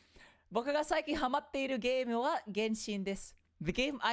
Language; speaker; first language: Japanese; non-native, fluent; English